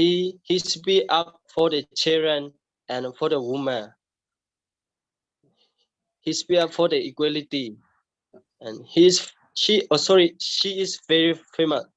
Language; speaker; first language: English; non-native, learner; Burmese